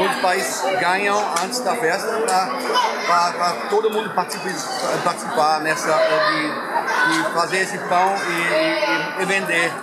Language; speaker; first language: Portuguese; non-native, fluent; German